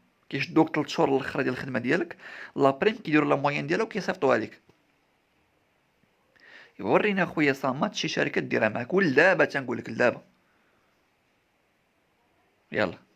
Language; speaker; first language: Arabic; native; Arabic